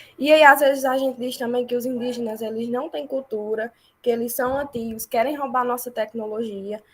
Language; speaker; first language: Portuguese; native; Portuguese